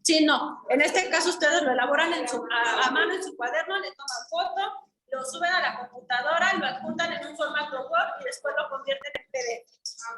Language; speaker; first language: Spanish; native; Spanish